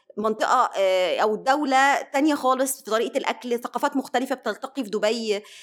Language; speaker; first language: Arabic; native; Arabic